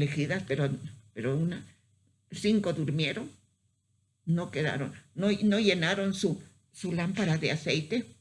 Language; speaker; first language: Spanish; native; Spanish